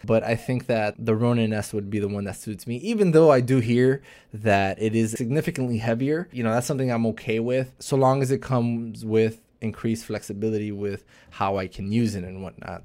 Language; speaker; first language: English; early bilingual, other home language; Spanish